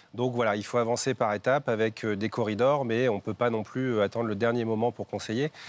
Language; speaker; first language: French; native; French